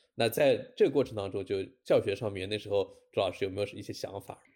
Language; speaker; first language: Chinese; native; Chinese